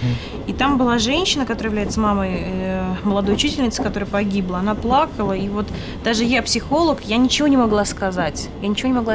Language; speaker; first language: Russian; native; Russian